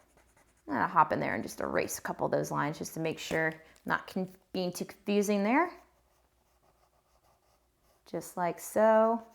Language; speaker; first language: English; native; English